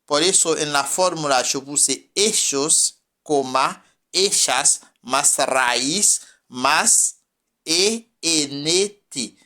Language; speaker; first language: Spanish; non-native, fluent; French